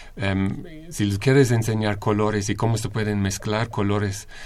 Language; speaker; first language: Spanish; non-native, fluent; English